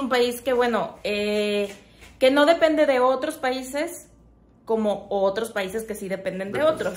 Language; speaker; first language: Spanish; native; Spanish